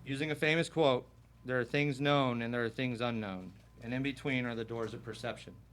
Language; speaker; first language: English; native; English